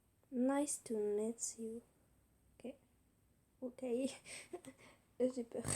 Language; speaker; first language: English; non-native, learner; French